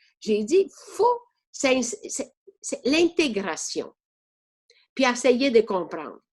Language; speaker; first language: French; non-native, fluent; Italian